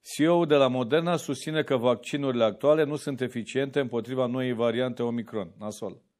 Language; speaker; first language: Romanian; native; Romanian